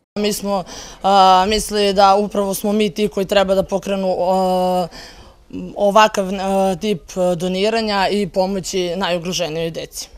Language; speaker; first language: Serbian; native; Serbian